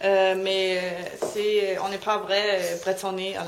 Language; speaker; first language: French; non-native, learner; Danish